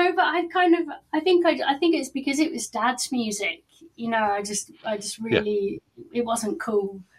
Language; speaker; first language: English; native; English